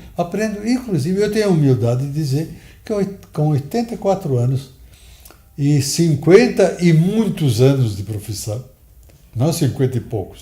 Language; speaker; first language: Portuguese; early bilingual, other home language; Italian